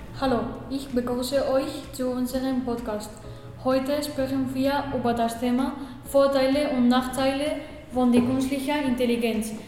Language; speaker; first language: German; non-native, learner; Spanish